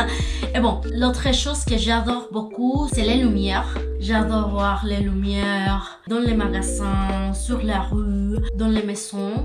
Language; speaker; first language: French; non-native, learner; Spanish